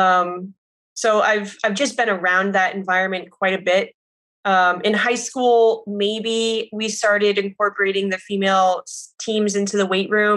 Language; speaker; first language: English; native; English